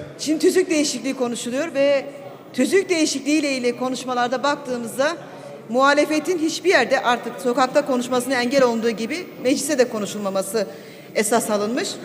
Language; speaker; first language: Turkish; non-native, local second language; Kurdish